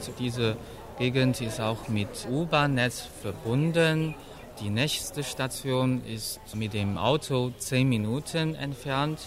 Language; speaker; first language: German; non-native, fluent; Chinese